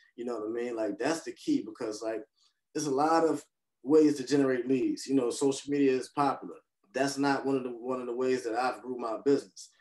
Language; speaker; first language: English; native; English